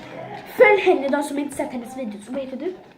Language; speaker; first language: Swedish; early bilingual, other home language; Turkish